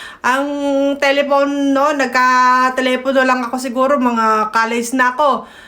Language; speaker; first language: Filipino; native; Filipino